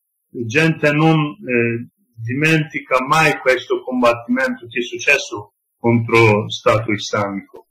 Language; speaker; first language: Italian; non-native, learner; Kurdish